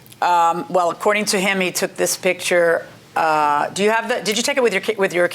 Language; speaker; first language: English; native; English